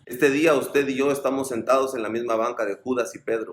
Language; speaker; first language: Spanish; native; Spanish